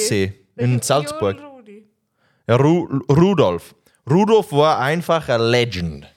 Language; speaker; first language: German; non-native, learner; English